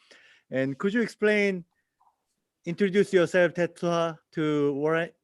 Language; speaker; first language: English; non-native, learner; Korean